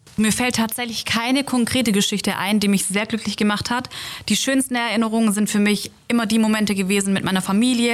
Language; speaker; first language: German; early bilingual, other home language; Turkish